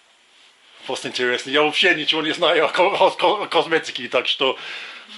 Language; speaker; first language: Russian; non-native, fluent; English